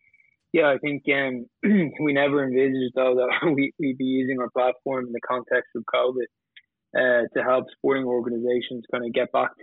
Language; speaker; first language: English; native; English